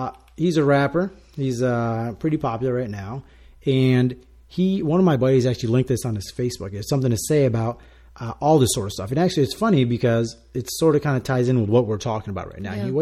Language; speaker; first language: English; non-native, fluent; Spanish